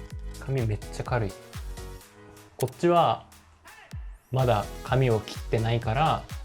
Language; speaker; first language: Japanese; native; Japanese